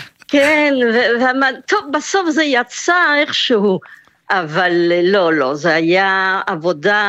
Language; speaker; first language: Hebrew; non-native, fluent; French